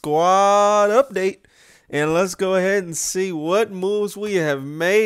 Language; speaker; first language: English; native; English